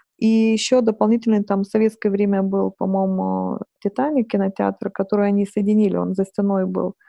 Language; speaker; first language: Russian; non-native, fluent; Lithuanian